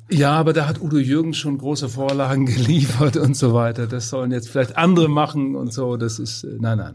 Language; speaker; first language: German; native; German